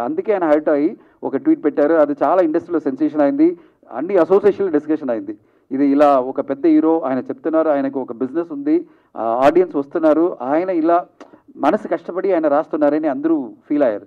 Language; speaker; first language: Telugu; non-native, fluent; Tamil